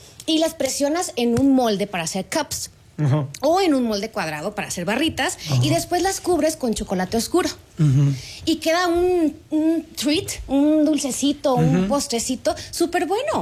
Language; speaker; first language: Spanish; native; Spanish